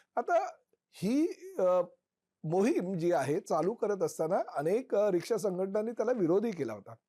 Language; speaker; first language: Marathi; native; Marathi